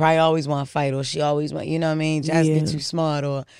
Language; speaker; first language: English; native; English